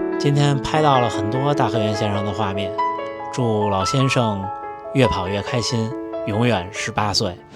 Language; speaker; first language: Chinese; native; Chinese